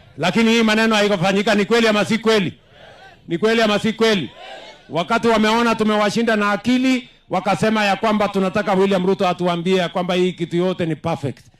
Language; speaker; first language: Swahili; non-native, local second language; Kalenjin